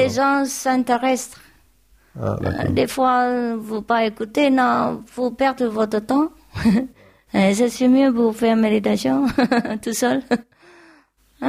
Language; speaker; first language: French; non-native, learner; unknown